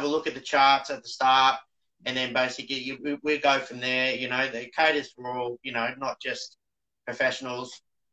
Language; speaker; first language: English; native; English